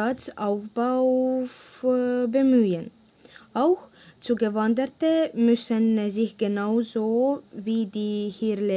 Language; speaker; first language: German; non-native, learner; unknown